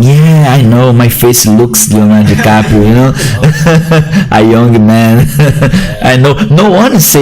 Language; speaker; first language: English; non-native, learner; Portuguese